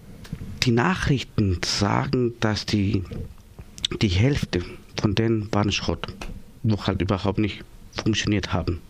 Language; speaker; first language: German; non-native, learner; Greek